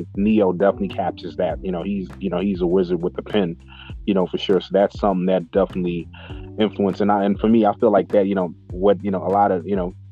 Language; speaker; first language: English; non-native, local second language; Shona